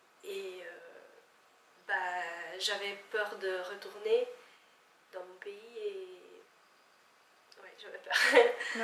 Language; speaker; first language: French; non-native, fluent; Albanian